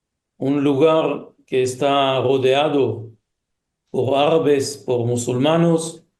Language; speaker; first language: Spanish; early bilingual, heritage; Hebrew